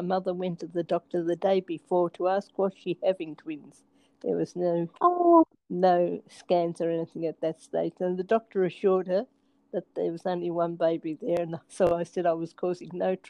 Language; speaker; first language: English; native; English